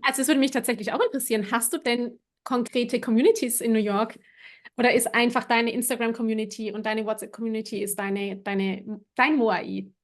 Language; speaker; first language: German; native; German